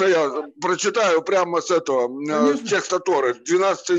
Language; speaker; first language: Russian; native; Russian